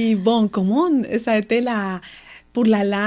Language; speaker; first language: French; non-native, fluent; Spanish